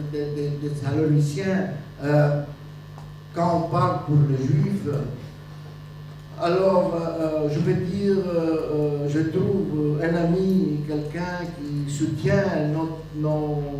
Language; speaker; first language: French; non-native, fluent; Greek